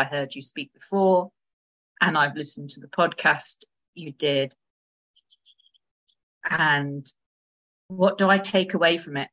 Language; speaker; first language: English; native; English